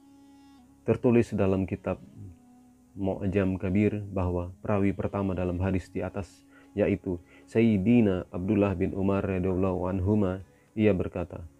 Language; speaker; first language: Indonesian; native; Indonesian